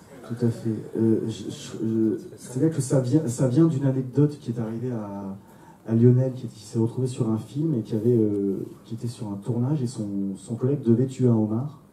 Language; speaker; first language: French; native; French